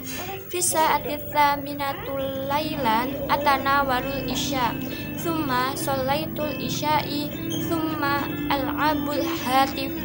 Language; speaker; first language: Arabic; non-native, learner; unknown